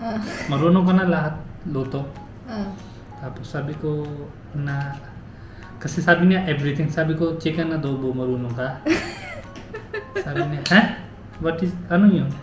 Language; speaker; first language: Filipino; non-native, learner; Hindi